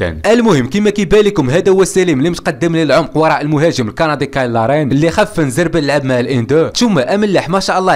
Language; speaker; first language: Arabic; native; Arabic